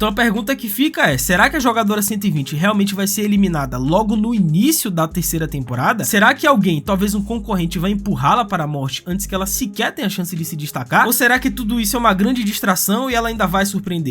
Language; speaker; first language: Portuguese; native; Portuguese